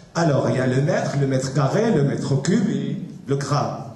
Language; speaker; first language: French; non-native, local second language; Arabic